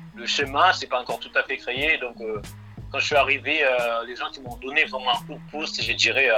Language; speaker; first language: French; non-native, local second language; Lingala